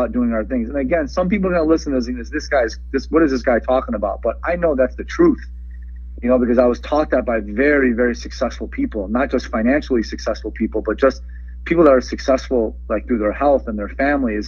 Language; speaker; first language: English; early bilingual, other home language; Persian